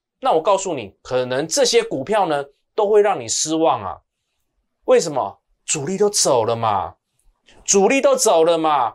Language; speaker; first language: Chinese; native; Chinese